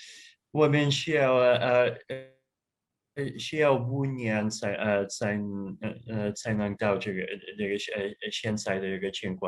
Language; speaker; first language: Chinese; non-native, fluent; Russian